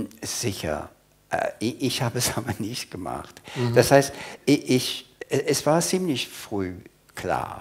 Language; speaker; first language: German; non-native, fluent; English